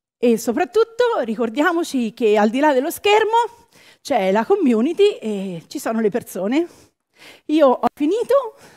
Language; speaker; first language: Italian; native; Italian